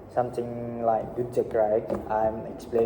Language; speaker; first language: English; non-native, learner; Indonesian